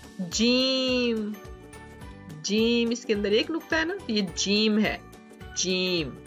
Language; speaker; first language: Urdu; native; Urdu